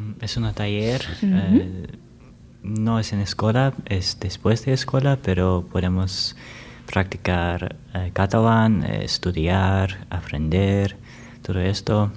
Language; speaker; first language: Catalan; non-native, learner; Spanish